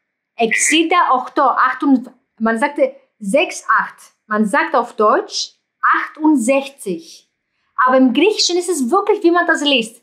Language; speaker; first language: German; non-native, fluent; Greek